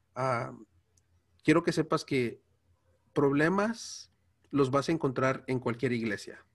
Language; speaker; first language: Spanish; early bilingual, heritage; Spanish